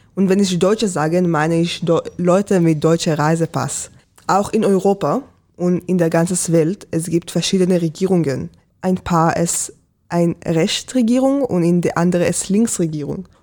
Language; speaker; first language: German; non-native, fluent; Hebrew